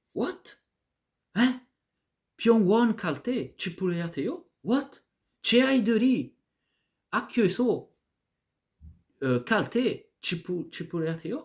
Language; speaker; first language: Korean; non-native, learner; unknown